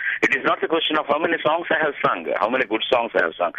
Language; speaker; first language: English; non-native, local second language; Telugu